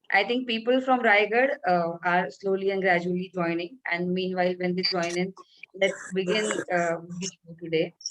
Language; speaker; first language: English; non-native, local second language; Marathi